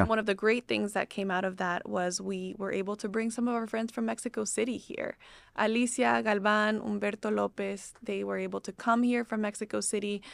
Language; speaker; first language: English; non-native, fluent; Spanish